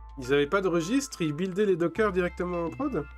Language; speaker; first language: French; native; French